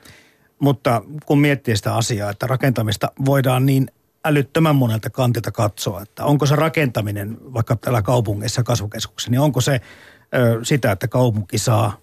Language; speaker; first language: Finnish; native; Finnish